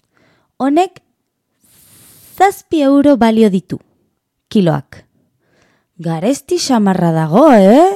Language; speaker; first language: Basque; non-native, learner; Spanish